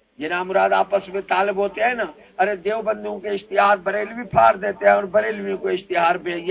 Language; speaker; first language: Urdu; non-native, local second language; Punjabi